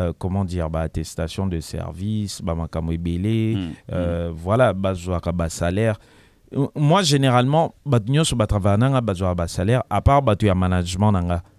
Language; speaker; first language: French; non-native, local second language; Lingala